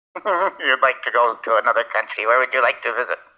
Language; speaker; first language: English; native; English